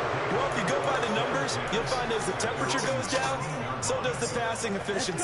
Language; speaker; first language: English; native; English